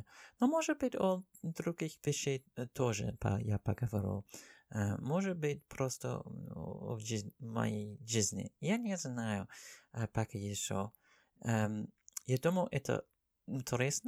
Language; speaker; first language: Russian; non-native, learner; English